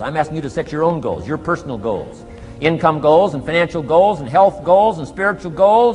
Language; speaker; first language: English; native; English